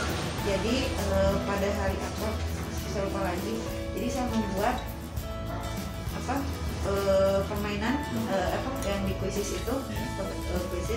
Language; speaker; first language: Indonesian; non-native, local second language; Sundanese